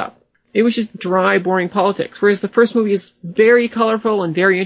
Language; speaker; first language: English; native; English